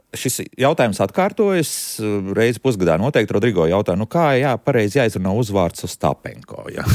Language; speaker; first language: Latvian; native; Latvian